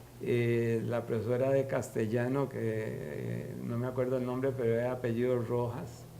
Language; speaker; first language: Spanish; early bilingual, other home language; Yiddish